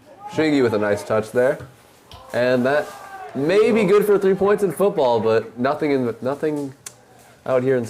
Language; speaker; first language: English; native; English